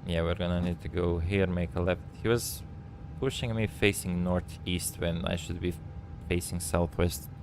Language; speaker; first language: English; non-native, fluent; Romanian